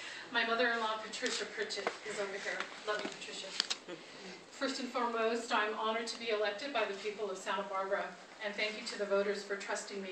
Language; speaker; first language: English; early bilingual, other home language; Spanish